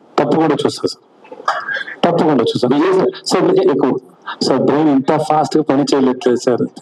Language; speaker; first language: Telugu; non-native, learner; Tamil